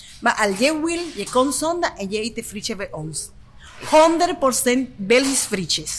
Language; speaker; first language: Dutch; non-native, learner; Spanish